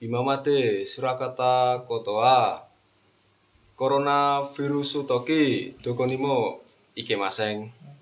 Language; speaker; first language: Japanese; non-native, learner; Indonesian